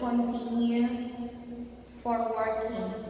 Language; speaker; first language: English; non-native, fluent; Indonesian